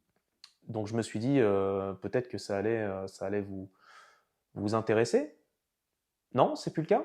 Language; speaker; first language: French; native; French